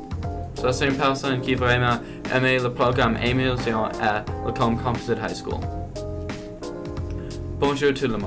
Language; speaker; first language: French; non-native, local second language; English